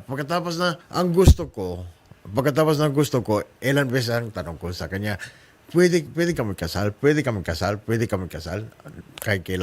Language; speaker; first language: Filipino; non-native, learner; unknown